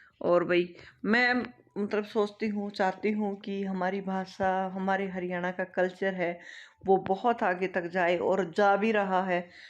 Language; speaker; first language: Hindi; native; Hindi